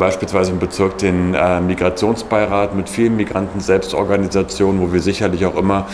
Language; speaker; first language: German; native; German